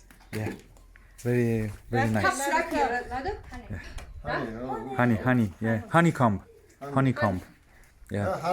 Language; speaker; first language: English; non-native, learner; Romanian